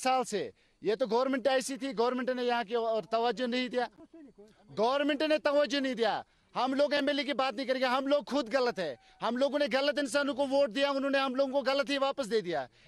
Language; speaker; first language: Hindi; non-native, local second language; Kashmiri